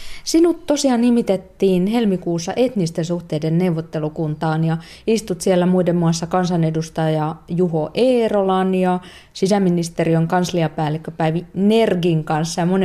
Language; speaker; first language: Finnish; native; Finnish